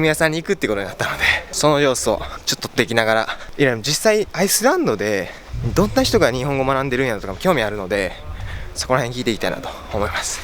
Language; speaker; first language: Japanese; native; Japanese